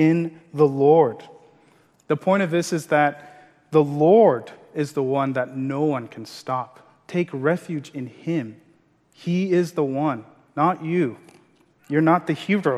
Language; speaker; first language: English; non-native, local second language; Yoruba